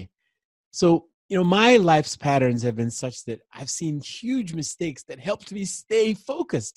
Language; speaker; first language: English; non-native, local second language; Igbo